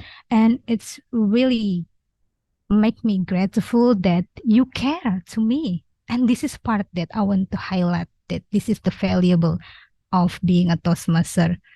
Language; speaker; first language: English; non-native, learner; Indonesian